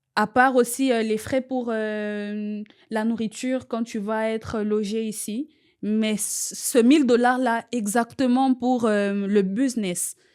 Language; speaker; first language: French; non-native, local second language; Swahili